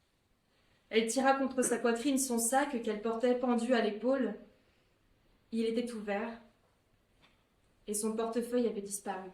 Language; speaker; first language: French; native; French